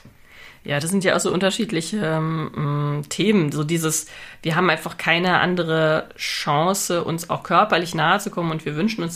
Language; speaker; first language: German; native; German